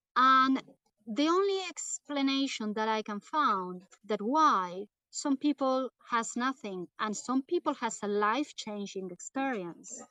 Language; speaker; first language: English; non-native, fluent; Portuguese